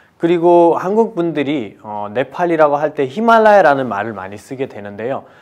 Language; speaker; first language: Korean; non-native, fluent; Nepali